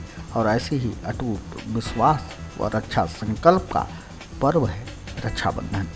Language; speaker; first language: Hindi; native; Hindi